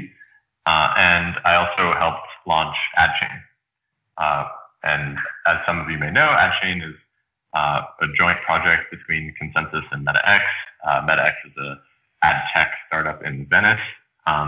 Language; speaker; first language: English; native; English